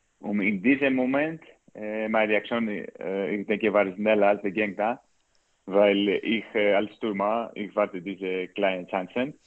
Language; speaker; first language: German; non-native, learner; Greek